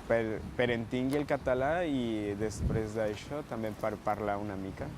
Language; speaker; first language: Catalan; non-native, learner; Spanish